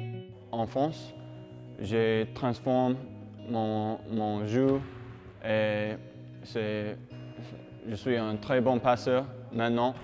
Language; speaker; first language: French; non-native, learner; English